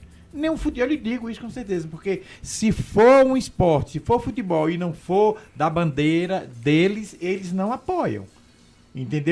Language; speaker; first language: Portuguese; native; Portuguese